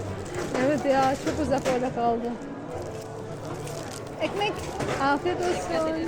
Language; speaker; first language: Turkish; non-native, learner; Indonesian